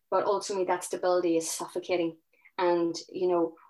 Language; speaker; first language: English; native; English